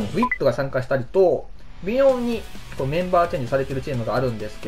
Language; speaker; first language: Japanese; native; Japanese